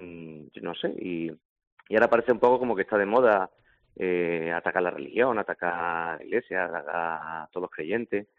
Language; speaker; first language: Spanish; native; Spanish